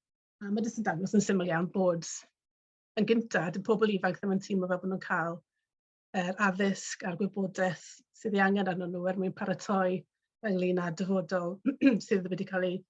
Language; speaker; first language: Welsh; native; Welsh